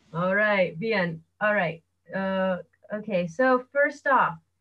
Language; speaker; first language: English; native; English